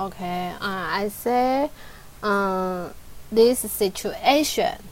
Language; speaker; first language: English; non-native, learner; Chinese